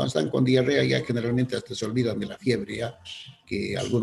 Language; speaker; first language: Spanish; native; Spanish